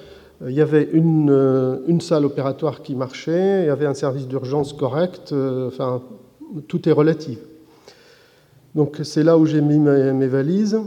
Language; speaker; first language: French; non-native, fluent; Arabic